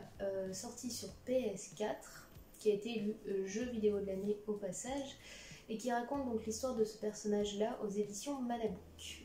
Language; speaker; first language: French; native; French